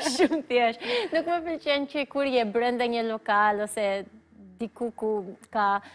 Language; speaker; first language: Albanian; non-native, fluent; Filipino